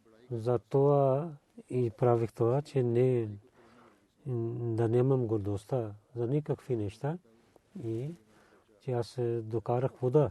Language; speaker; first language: Bulgarian; non-native, learner; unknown